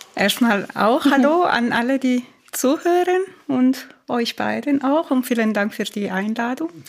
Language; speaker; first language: German; non-native, fluent; Italian